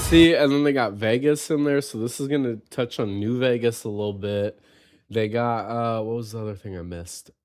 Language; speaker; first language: English; native; English